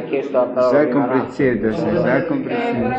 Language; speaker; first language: German; non-native, fluent; Italian